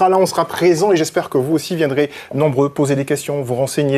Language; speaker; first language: French; native; French